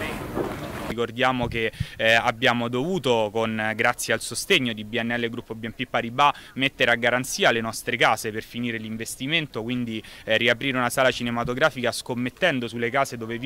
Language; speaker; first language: Italian; native; Italian